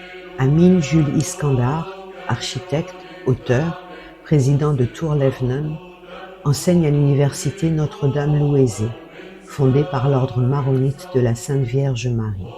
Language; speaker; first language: French; native; French